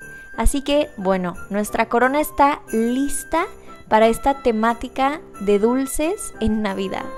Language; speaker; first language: Spanish; native; Spanish